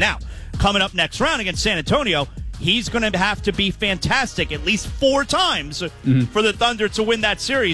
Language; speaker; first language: English; native; English